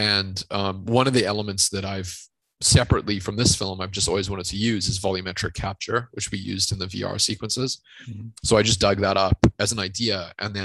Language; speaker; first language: English; native; English